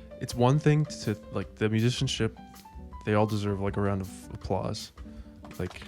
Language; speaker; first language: English; native; English